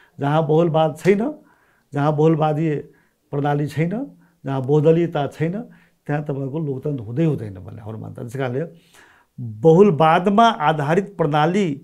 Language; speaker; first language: Nepali; non-native, local second language; Maithili